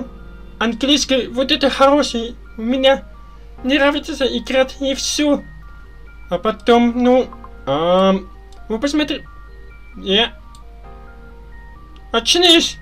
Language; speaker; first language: Russian; non-native, learner; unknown